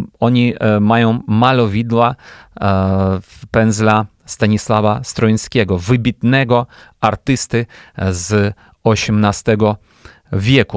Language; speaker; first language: Polish; non-native, fluent; Ukrainian